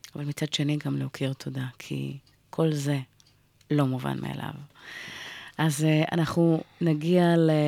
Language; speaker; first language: Hebrew; native; Hebrew